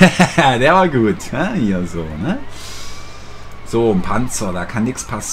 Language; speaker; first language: German; native; German